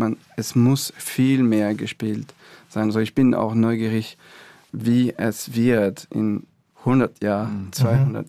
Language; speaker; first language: German; non-native, fluent; French